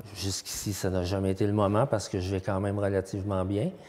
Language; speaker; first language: French; native; French